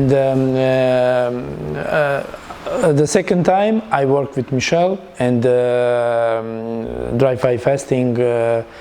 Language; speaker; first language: English; non-native, learner; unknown